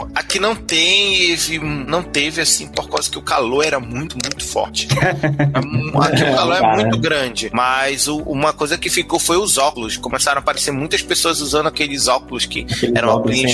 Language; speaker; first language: Portuguese; native; Portuguese